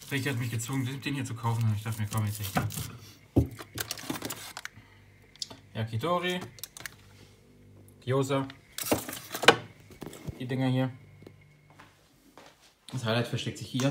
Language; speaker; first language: German; native; German